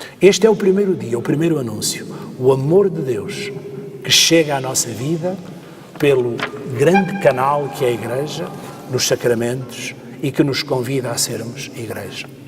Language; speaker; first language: Portuguese; native; Portuguese